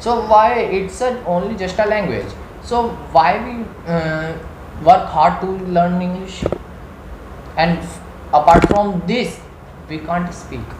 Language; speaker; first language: English; non-native, learner; Hindi